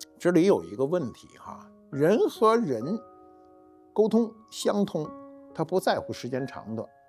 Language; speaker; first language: Chinese; native; Chinese